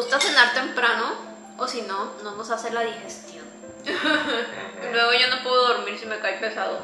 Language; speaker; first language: Spanish; native; Spanish